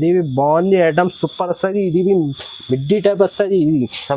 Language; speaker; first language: Telugu; non-native, local second language; Urdu